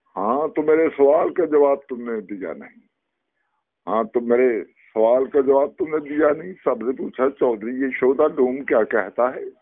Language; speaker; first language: Urdu; native; Urdu